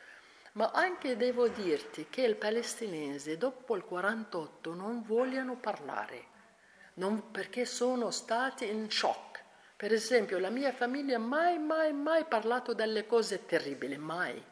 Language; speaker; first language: Italian; non-native, learner; Arabic